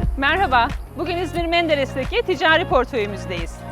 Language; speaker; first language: Turkish; native; Turkish